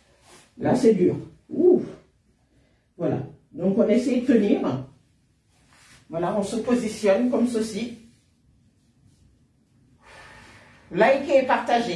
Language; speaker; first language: French; native; French